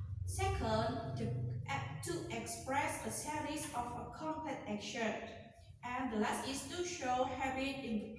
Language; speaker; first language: English; non-native, learner; Indonesian